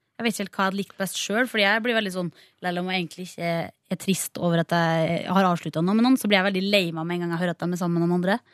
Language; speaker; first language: Norwegian; native; Norwegian